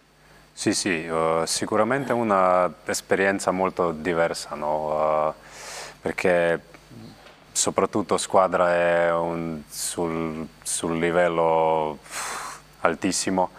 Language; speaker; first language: Italian; non-native, learner; Slovenian